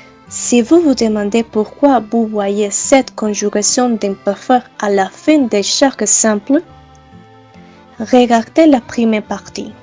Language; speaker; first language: French; non-native, learner; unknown